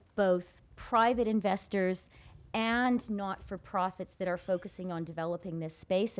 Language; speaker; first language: English; native; English